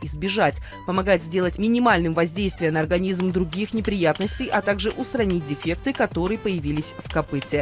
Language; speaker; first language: Russian; native; Russian